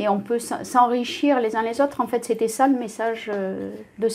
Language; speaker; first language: French; native; French